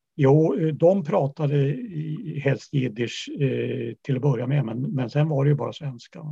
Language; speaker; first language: Swedish; early bilingual, other home language; Yiddish